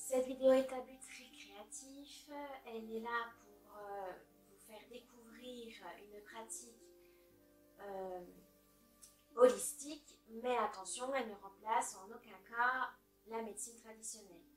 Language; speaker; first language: French; native; French